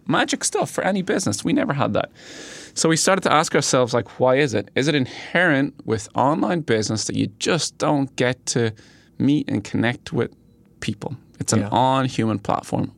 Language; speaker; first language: English; native; English